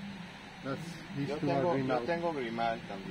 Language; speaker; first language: Spanish; native; Spanish